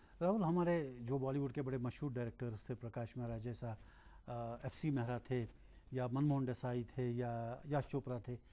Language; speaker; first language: Hindi; non-native, local second language; Kashmiri